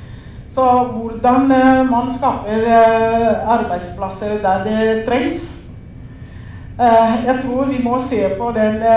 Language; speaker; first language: Norwegian; non-native, fluent; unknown